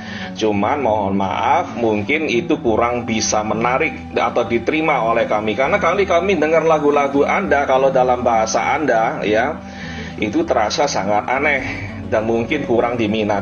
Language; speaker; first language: Indonesian; native; Indonesian